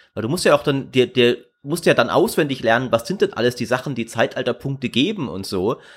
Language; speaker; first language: German; native; German